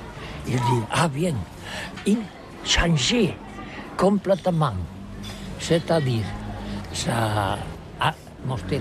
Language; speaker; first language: French; non-native, learner; Catalan